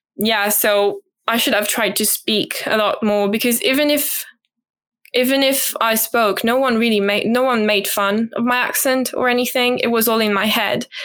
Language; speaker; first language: English; non-native, fluent; French